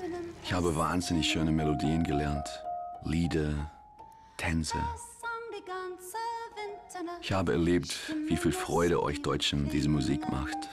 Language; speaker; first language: German; non-native, fluent; English